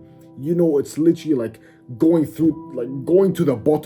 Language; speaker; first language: English; native; English